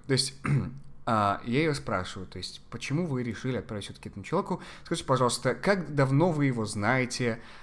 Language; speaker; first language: Russian; non-native, fluent; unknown